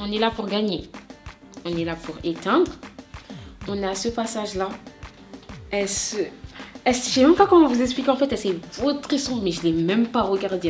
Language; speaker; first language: French; native; French